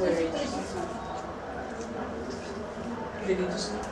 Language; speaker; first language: English; non-native, learner; Russian